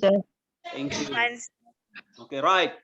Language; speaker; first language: English; non-native, fluent; Indonesian